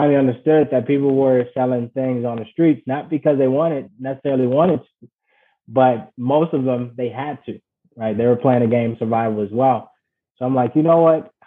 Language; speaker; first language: English; early bilingual, other home language; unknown